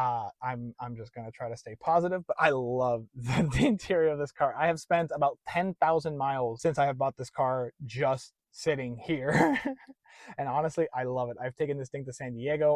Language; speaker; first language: English; native; English